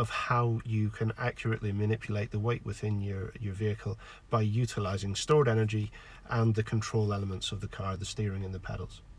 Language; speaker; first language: English; native; English